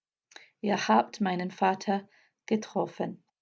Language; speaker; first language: German; non-native, fluent; English